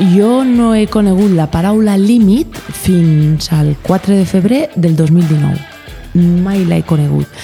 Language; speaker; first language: Catalan; native; Catalan